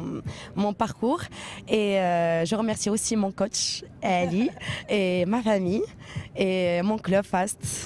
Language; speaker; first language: French; non-native, local second language; Arabic